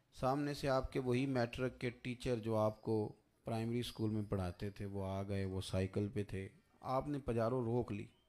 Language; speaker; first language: Urdu; non-native, local second language; Punjabi